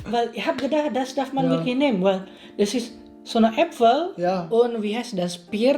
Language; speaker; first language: German; non-native, learner; Indonesian